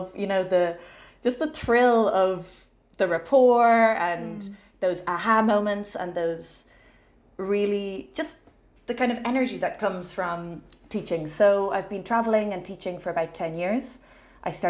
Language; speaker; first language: English; native; English